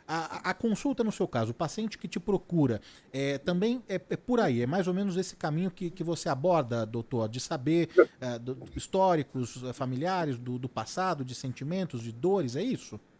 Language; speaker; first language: Portuguese; native; Portuguese